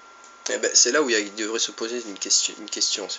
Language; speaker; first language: French; native; French